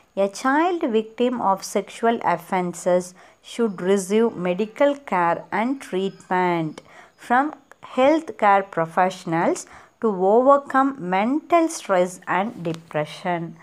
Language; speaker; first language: English; non-native, local second language; Tamil